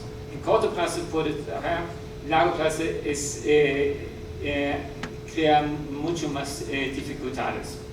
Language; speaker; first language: Spanish; non-native, learner; German